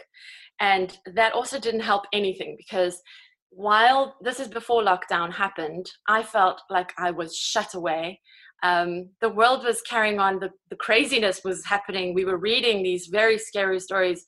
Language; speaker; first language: English; native; English